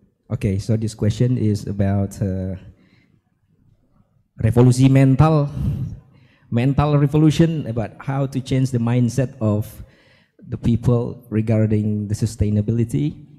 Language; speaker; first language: English; non-native, fluent; Indonesian